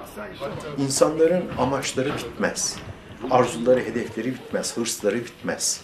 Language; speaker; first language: Turkish; native; Turkish